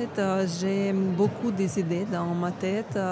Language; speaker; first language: French; non-native, learner; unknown